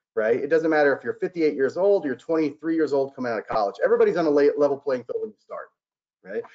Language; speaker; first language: English; native; English